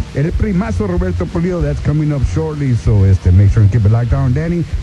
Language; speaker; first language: English; early bilingual, other home language; Spanish